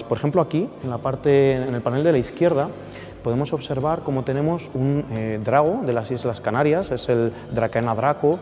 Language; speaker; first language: Spanish; native; Spanish